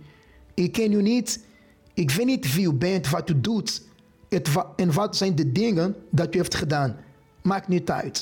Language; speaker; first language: Dutch; non-native, fluent; Portuguese